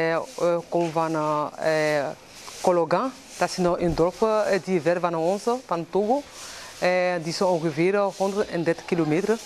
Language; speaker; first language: Dutch; non-native, learner; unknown